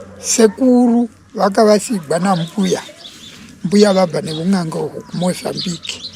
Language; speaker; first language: Shona; non-native, local second language; Venda